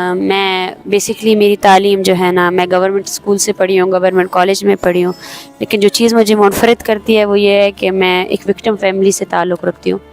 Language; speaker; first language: Urdu; non-native, local second language; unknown